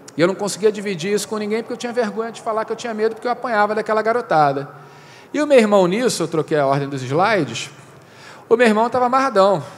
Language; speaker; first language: Portuguese; native; Portuguese